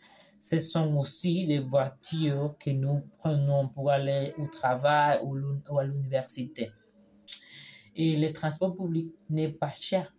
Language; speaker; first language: French; non-native, learner; Spanish